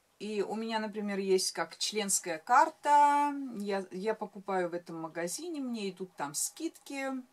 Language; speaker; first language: Russian; native; Russian